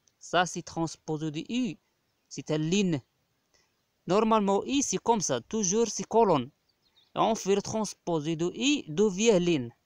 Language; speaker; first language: French; non-native, local second language; Arabic